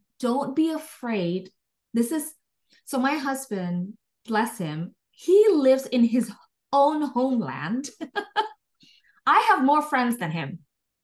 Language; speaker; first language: English; non-native, fluent; Indonesian